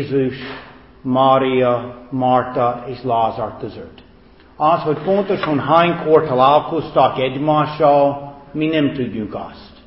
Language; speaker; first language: Hungarian; non-native, fluent; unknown